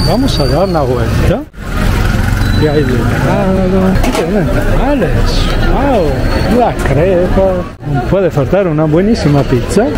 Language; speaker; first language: Spanish; non-native, learner; Italian